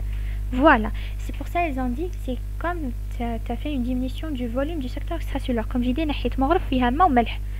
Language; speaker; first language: French; non-native, local second language; Arabic